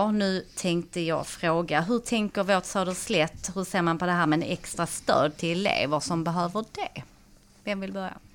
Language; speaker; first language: Swedish; native; Swedish